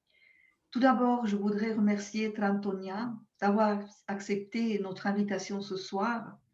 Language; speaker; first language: French; non-native, local second language; German